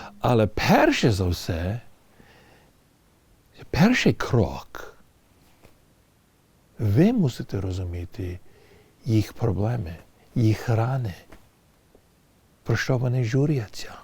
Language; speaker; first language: Ukrainian; early bilingual, heritage; English